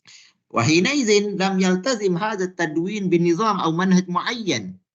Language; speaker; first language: Arabic; non-native, fluent; Malay